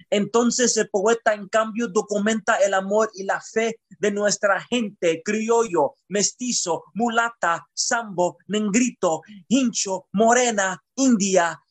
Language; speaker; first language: Spanish; early bilingual, heritage; Spanish